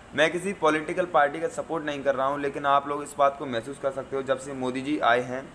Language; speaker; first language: Hindi; native; Hindi